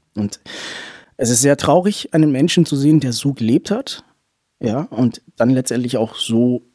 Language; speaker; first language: German; native; German